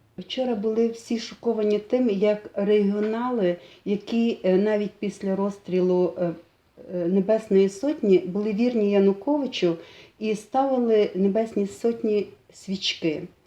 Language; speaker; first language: Ukrainian; native; Ukrainian